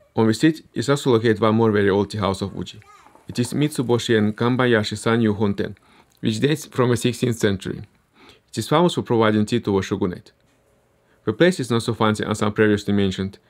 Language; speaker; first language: English; early bilingual, other home language; Estonian